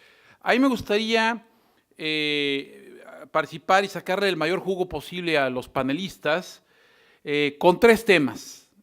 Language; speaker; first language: Spanish; native; Spanish